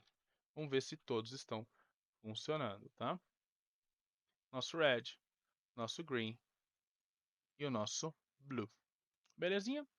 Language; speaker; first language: Portuguese; native; Portuguese